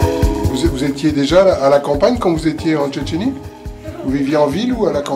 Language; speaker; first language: French; native; French